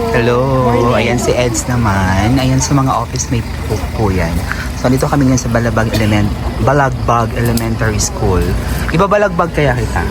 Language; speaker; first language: Filipino; native; Filipino